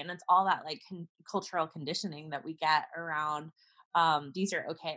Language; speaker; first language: English; native; English